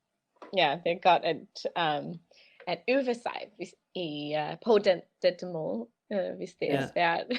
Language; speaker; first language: Danish; non-native, learner; English